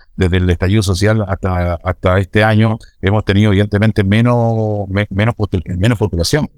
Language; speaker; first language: Spanish; native; Spanish